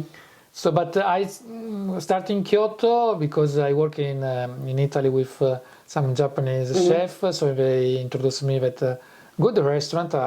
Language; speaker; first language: English; non-native, fluent; Italian